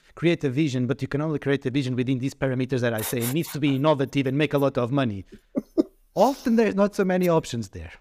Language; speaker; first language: English; non-native, fluent; Portuguese